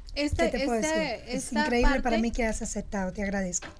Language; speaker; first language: Spanish; native; Spanish